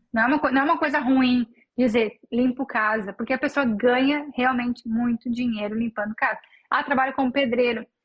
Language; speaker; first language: Portuguese; native; Portuguese